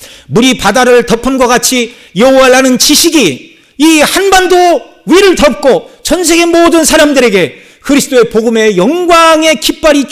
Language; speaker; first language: Korean; native; Korean